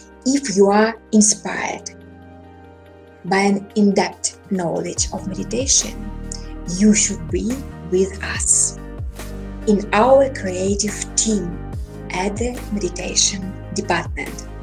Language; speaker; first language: English; non-native, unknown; Russian